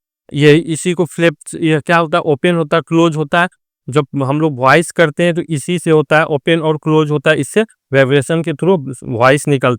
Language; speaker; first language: Hindi; native; Hindi